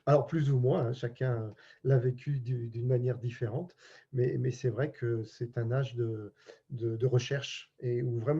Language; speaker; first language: French; native; French